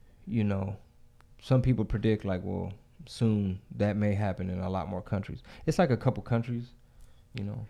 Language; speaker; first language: English; early bilingual, other home language; Spanish